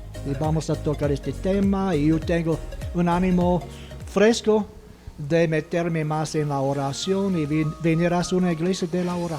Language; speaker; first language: Spanish; non-native, fluent; English